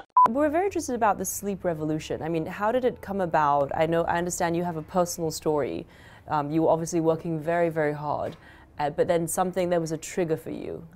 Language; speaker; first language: English; early bilingual, other home language; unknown